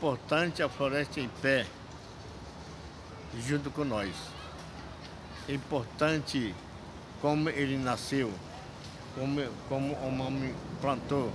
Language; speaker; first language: Portuguese; non-native, local second language; Yanomámi